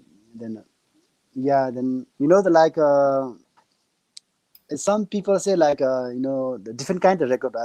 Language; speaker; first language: English; non-native, learner; Nepali